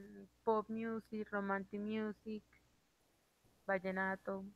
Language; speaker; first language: English; non-native, learner; Spanish